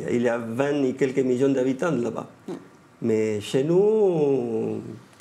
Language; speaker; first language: French; non-native, fluent; Spanish